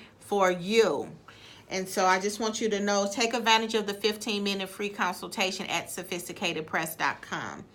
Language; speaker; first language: English; native; English